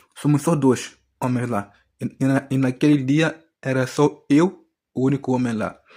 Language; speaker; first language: Portuguese; native; Portuguese